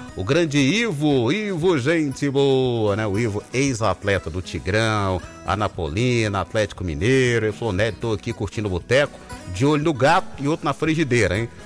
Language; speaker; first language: Portuguese; native; Portuguese